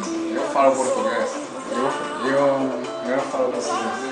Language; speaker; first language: Portuguese; non-native, learner; Spanish